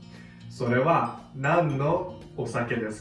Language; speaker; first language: Japanese; non-native, fluent; Filipino